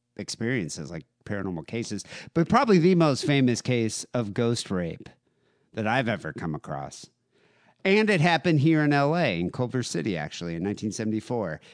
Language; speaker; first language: English; native; English